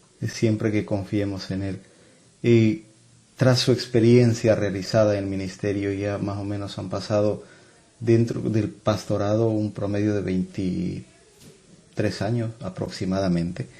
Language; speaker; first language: Spanish; native; Spanish